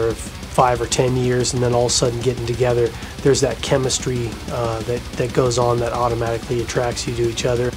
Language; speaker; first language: English; native; English